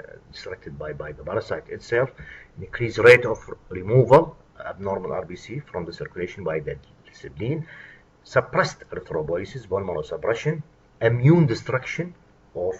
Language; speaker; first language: English; non-native, fluent; Arabic